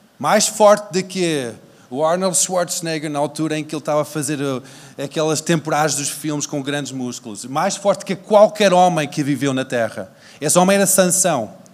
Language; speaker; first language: Portuguese; early bilingual, other home language; English